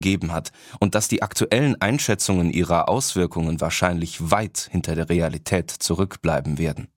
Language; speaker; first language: German; native; German